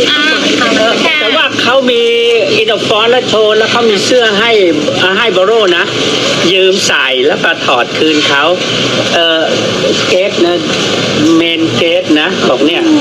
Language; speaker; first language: Thai; native; Thai